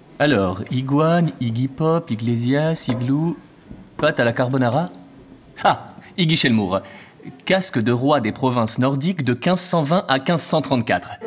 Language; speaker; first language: French; native; French